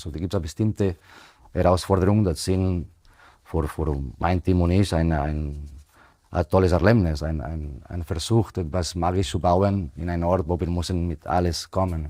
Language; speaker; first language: German; non-native, fluent; Spanish